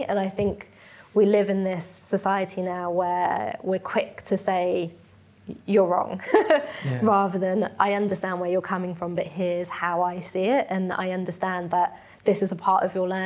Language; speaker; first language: English; native; English